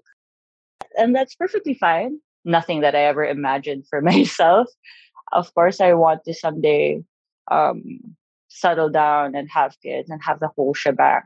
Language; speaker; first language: English; non-native, local second language; Filipino